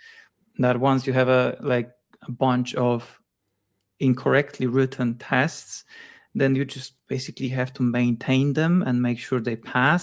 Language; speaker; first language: English; non-native, fluent; Polish